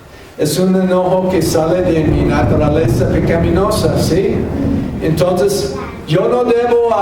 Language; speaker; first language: Spanish; non-native, fluent; English